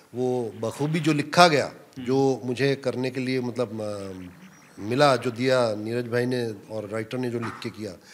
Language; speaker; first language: Hindi; native; Hindi